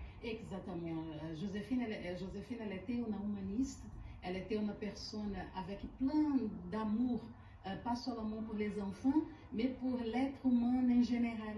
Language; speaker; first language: French; non-native, fluent; Portuguese